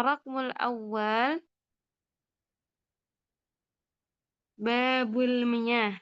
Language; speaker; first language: Arabic; non-native, fluent; Indonesian